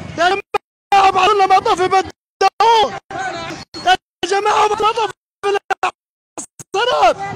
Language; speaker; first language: Egyptian Arabic; native; Egyptian Arabic